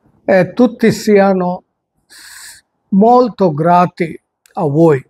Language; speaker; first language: Italian; non-native, fluent; Telugu